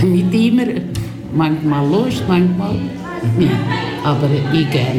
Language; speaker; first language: German; non-native, learner; Kurdish